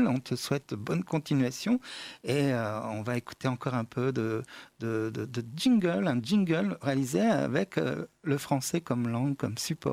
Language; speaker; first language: French; native; French